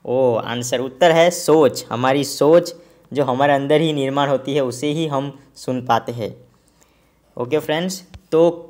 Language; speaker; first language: Hindi; non-native, local second language; Gujarati